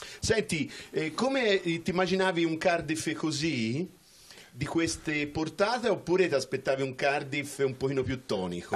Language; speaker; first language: Italian; native; Italian